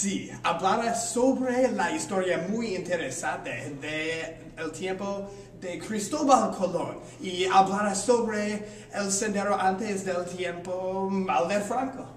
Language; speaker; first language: Spanish; non-native, learner; English